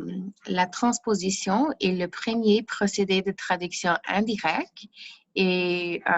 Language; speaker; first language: French; non-native, fluent; English